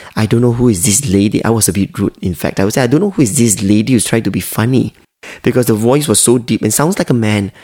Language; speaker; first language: English; non-native, local second language; Hakka Chinese